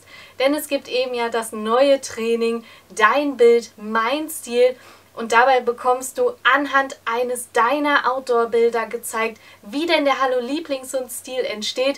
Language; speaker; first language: German; native; German